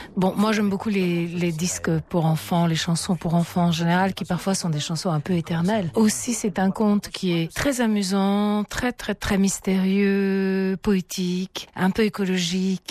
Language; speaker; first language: French; early bilingual, other home language; Italian